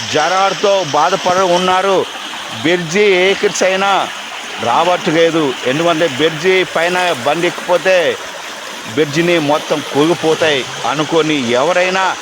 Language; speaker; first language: Telugu; non-native, local second language; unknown